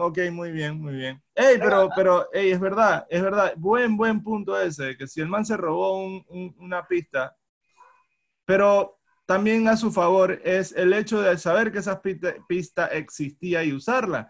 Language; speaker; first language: Spanish; native; Spanish